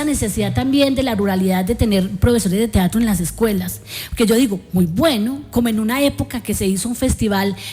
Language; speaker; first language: Spanish; native; Spanish